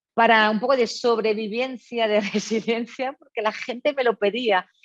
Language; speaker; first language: Spanish; non-native, fluent; French